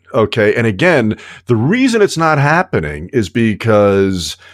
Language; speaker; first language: English; native; English